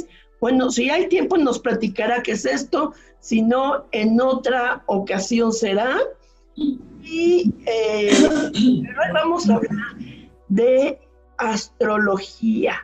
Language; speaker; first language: Spanish; native; Spanish